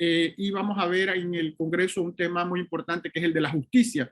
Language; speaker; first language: Spanish; native; Spanish